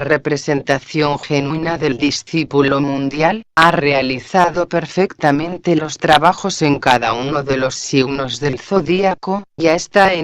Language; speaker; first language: Spanish; native; Spanish